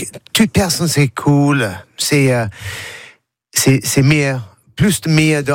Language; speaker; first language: French; non-native, learner; English